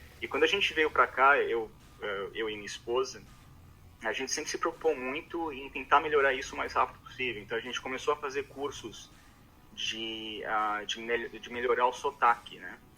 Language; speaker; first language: Portuguese; native; Portuguese